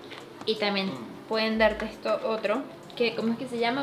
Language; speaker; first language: Spanish; native; Spanish